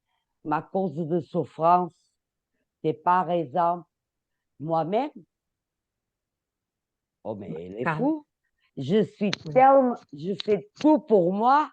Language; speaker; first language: French; non-native, fluent; Portuguese